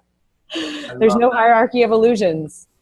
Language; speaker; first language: English; native; English